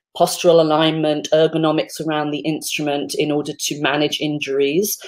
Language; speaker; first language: English; native; English